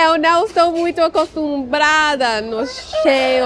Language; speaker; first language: Portuguese; non-native, learner; English